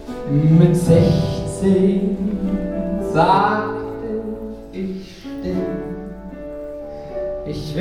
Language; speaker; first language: German; native; German